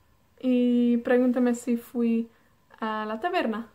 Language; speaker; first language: Spanish; non-native, fluent; Welsh